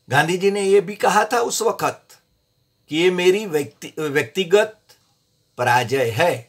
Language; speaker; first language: Hindi; non-native, local second language; Gujarati